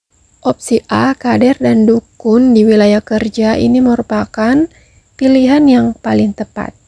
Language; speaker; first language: Indonesian; native; Indonesian